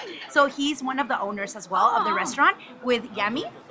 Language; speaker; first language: English; early bilingual, other home language; Spanish